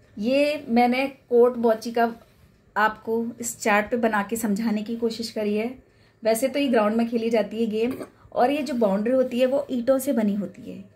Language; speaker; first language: Hindi; native; Hindi